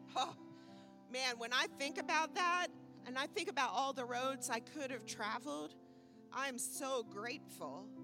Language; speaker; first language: English; native; English